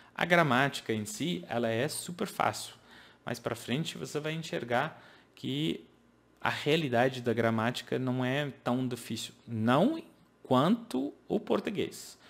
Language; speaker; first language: Portuguese; non-native, fluent; English